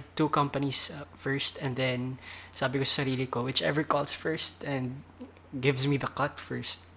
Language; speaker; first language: English; non-native, local second language; Cebuano